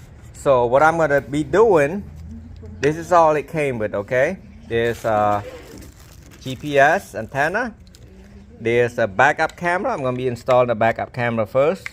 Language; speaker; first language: English; non-native, local second language; Khmer